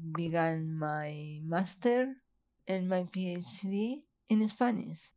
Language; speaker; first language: English; non-native, fluent; Spanish